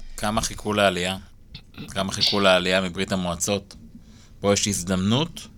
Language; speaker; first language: Hebrew; native; Hebrew